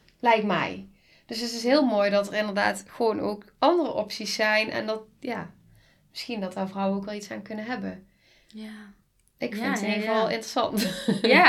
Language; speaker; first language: Dutch; native; Dutch